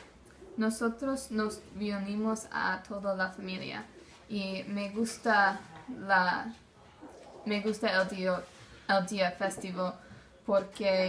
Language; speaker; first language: Spanish; non-native, learner; English